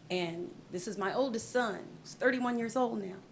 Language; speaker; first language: English; native; English